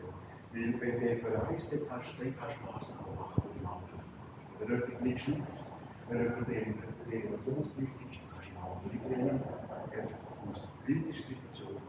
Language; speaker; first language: German; non-native, local second language; Romansh